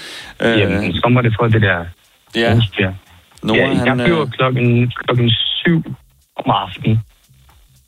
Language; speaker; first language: Danish; non-native, local second language; Faroese